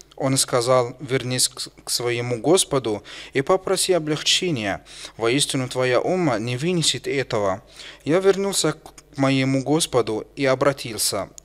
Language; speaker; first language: Russian; non-native, fluent; Arabic